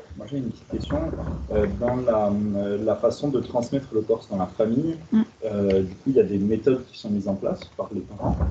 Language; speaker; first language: French; native; French